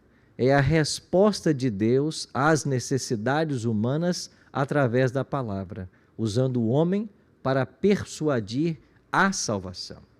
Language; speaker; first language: Portuguese; native; Portuguese